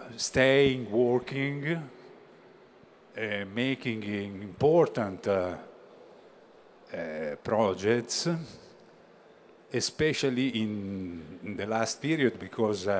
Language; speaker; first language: English; non-native, learner; Italian